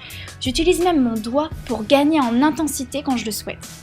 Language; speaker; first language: French; native; French